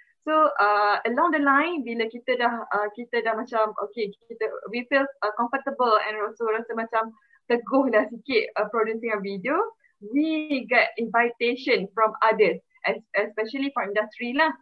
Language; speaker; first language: English; non-native, local second language; Malay